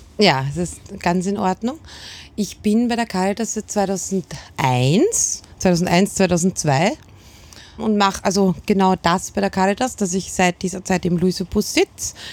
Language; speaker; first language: German; native; German